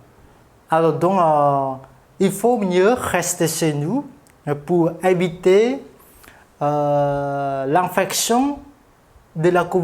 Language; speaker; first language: French; non-native, fluent; Khmer